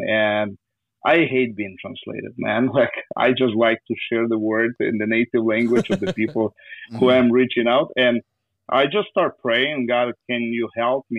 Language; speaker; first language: English; non-native, fluent; Ukrainian